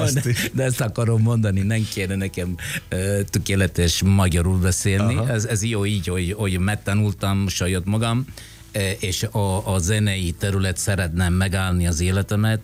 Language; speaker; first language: Hungarian; non-native, fluent; Italian